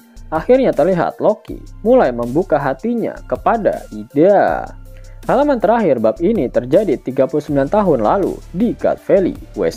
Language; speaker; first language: Indonesian; native; Indonesian